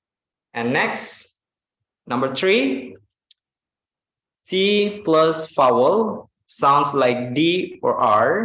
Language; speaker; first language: English; non-native, fluent; Indonesian